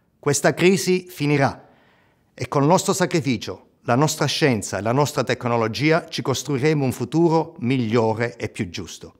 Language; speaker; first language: Italian; native; Italian